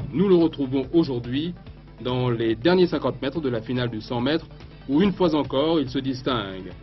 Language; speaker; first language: French; native; French